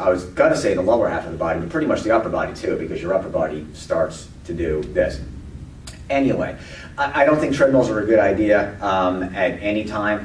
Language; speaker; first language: English; native; English